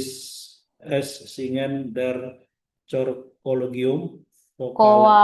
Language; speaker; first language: German; non-native, learner; Indonesian